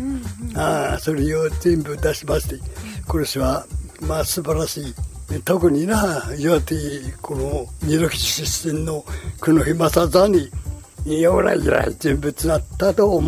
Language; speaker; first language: Japanese; native; Japanese